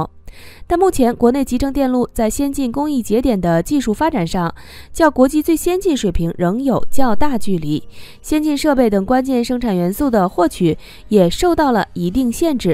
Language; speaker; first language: Chinese; native; Chinese